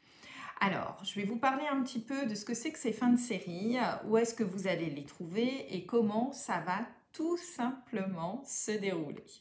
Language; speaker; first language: French; native; French